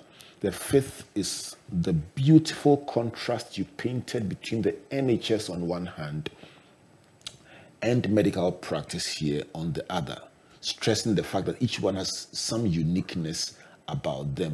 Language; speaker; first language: English; non-native, local second language; Akan